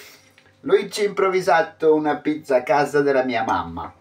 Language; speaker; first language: Italian; non-native, learner; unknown